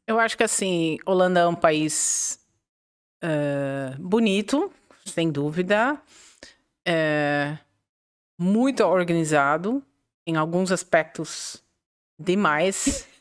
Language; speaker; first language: Portuguese; non-native, fluent; Dutch